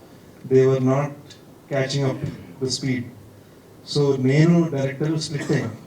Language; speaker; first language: Telugu; early bilingual, heritage; Telugu